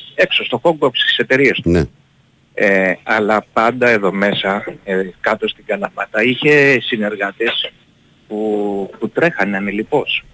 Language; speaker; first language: Greek; native; Greek